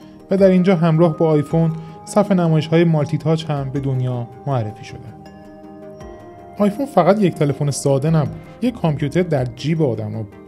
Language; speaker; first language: Persian; native; Persian